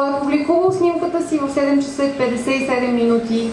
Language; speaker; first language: Bulgarian; native; Bulgarian